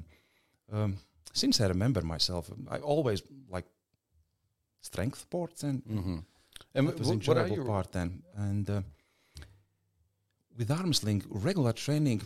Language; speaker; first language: English; non-native, fluent; Latvian